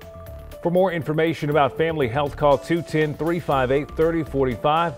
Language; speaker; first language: English; native; English